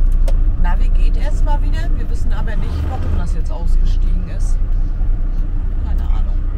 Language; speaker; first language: German; native; German